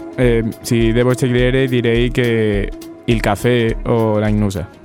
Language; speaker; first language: Italian; non-native, learner; Spanish